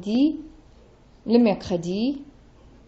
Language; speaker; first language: French; non-native, fluent; English